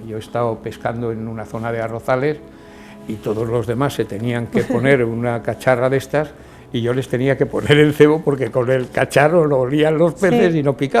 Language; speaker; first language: Spanish; native; Spanish